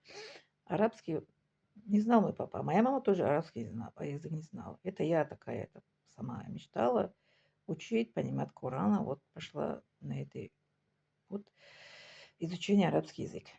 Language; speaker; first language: Russian; non-native, local second language; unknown